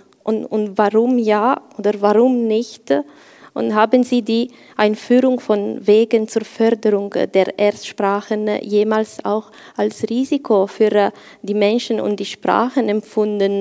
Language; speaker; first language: German; non-native, fluent; Italian